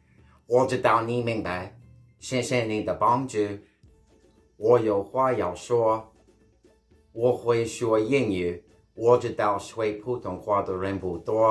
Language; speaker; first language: Chinese; non-native, learner; English